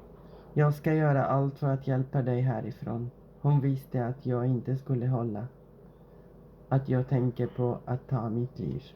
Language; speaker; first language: Swedish; non-native, fluent; Arabic